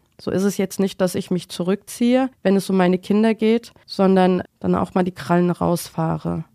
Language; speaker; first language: German; early bilingual, other home language; Turkish